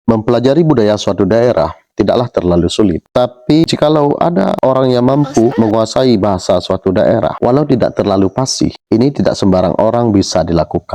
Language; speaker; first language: Indonesian; native; Indonesian